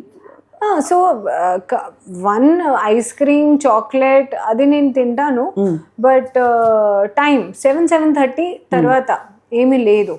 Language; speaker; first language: Telugu; non-native, learner; Hindi